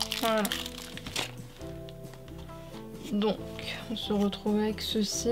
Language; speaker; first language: French; native; French